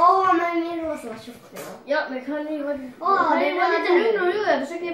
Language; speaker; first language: Swedish; early bilingual, other home language; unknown